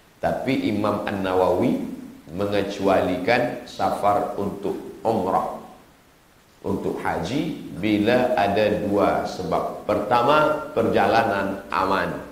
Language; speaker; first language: Malay; native; Malay